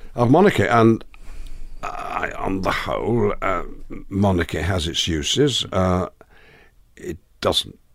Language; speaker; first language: English; native; English